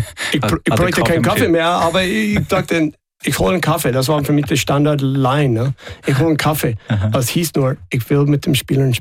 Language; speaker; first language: German; non-native, fluent; English